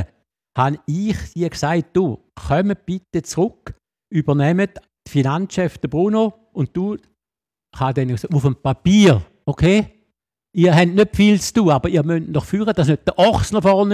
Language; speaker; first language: German; native; German